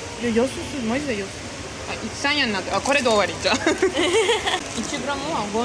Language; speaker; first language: Japanese; non-native, learner; Turkish